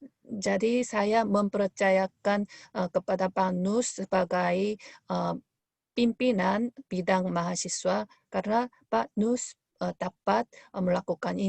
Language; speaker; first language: Indonesian; non-native, fluent; Korean